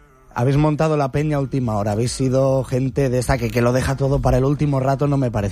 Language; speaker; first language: Spanish; native; Spanish